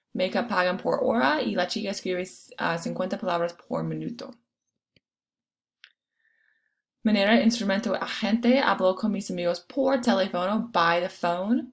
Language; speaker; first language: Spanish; non-native, fluent; English